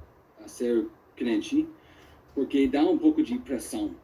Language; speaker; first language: Portuguese; non-native, fluent; English